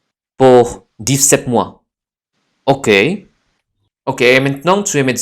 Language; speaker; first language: French; non-native, fluent; Indonesian